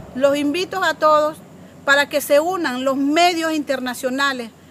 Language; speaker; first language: Spanish; non-native, local second language; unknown